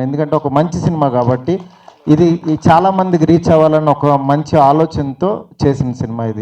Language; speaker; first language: Telugu; native; Telugu